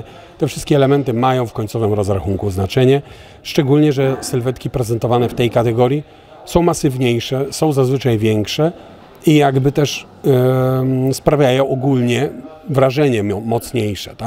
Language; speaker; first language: Polish; native; Polish